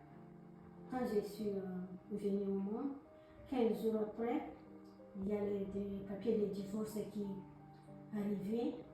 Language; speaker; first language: French; non-native, learner; Malagasy